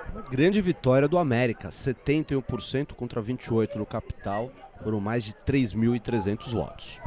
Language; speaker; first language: Portuguese; native; Portuguese